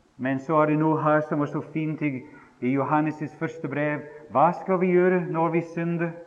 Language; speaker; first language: Norwegian; non-native, fluent; English